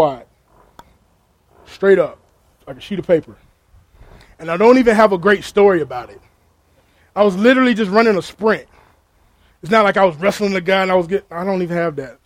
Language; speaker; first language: English; native; English